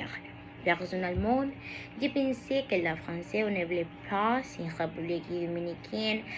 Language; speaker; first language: French; non-native, learner; Spanish